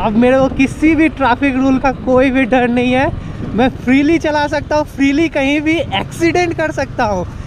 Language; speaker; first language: Hindi; native; Hindi